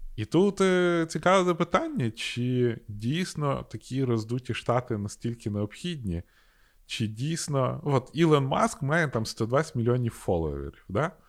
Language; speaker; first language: Ukrainian; non-native, local second language; Russian